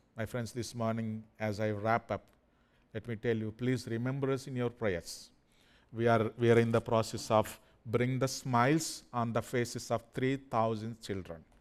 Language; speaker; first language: English; non-native, fluent; Telugu